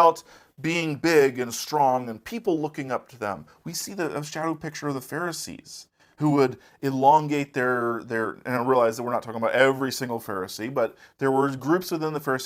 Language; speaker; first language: English; native; English